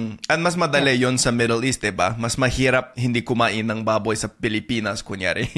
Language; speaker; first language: Filipino; non-native, fluent; English